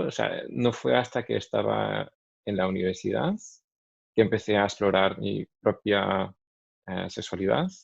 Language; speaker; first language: Spanish; non-native, fluent; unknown